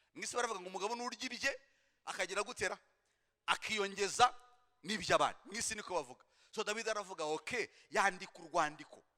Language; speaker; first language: Kinyarwanda; native; Kinyarwanda